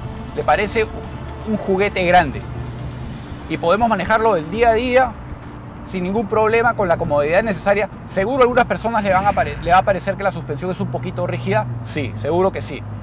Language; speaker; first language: Spanish; native; Spanish